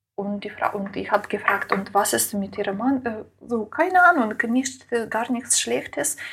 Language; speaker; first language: German; non-native, learner; Ukrainian